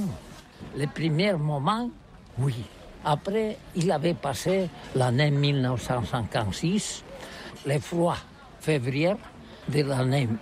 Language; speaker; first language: French; non-native, learner; Catalan